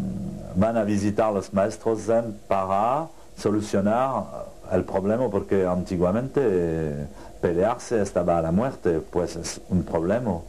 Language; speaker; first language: Spanish; non-native, learner; French